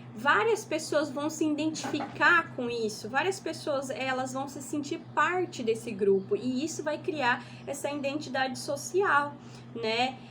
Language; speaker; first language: Portuguese; native; Portuguese